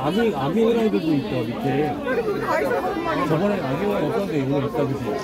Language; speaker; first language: Korean; native; Korean